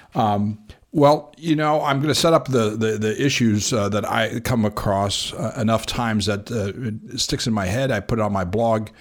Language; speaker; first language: English; native; English